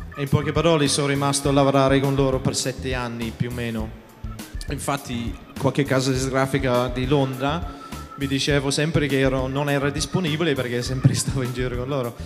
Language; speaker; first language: Italian; non-native, fluent; English